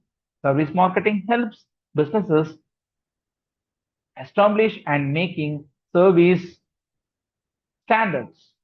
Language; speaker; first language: English; non-native, local second language; Tamil